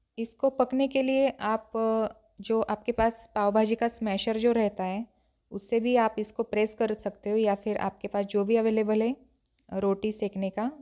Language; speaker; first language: Hindi; non-native, local second language; Marathi